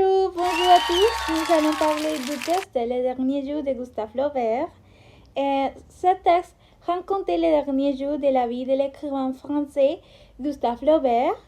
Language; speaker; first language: French; non-native, learner; Spanish